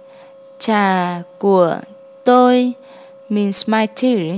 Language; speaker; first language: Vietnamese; non-native, fluent; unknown